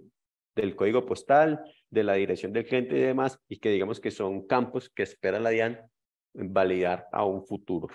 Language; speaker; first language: Spanish; native; Spanish